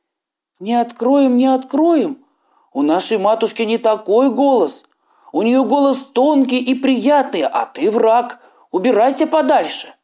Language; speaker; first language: Russian; native; Russian